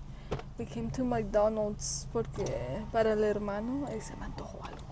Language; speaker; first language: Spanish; early bilingual, heritage; English